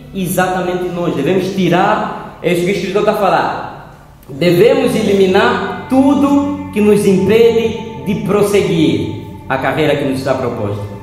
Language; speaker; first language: Portuguese; native; Portuguese